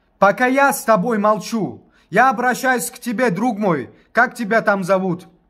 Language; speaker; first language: Russian; non-native, local second language; Tajik